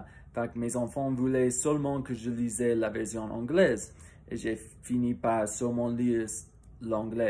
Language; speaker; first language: French; non-native, fluent; English